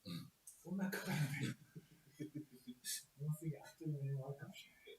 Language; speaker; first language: Japanese; native; Japanese